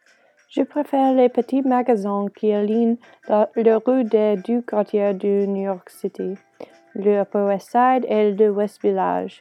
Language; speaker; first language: French; non-native, learner; English